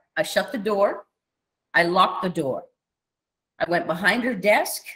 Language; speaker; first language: English; native; English